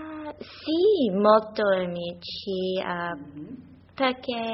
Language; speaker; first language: Italian; non-native, learner; English